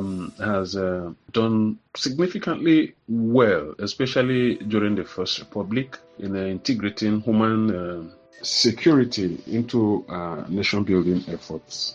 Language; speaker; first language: English; non-native, local second language; Igbo